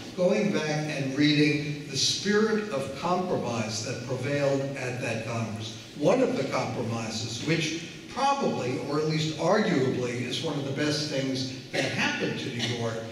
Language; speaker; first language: English; native; English